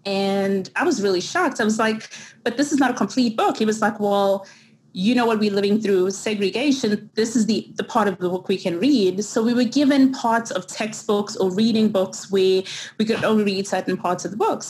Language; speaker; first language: English; native; English